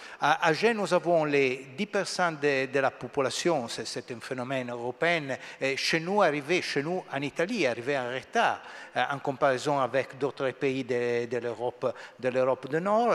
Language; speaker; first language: French; non-native, fluent; Italian